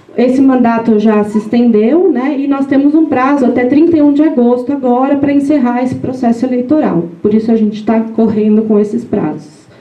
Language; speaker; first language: Portuguese; native; Portuguese